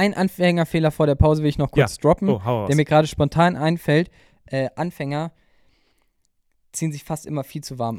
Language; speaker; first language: German; native; German